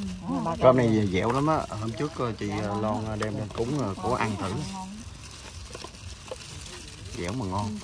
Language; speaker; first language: Vietnamese; native; Vietnamese